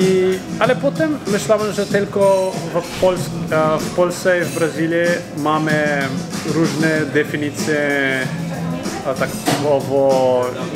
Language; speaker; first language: Polish; non-native, learner; Portuguese